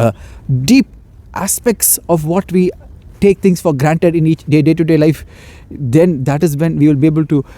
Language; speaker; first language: English; non-native, local second language; Tamil